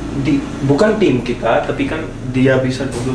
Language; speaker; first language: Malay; non-native, learner; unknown